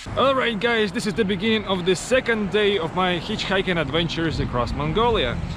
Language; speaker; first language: English; non-native, fluent; Russian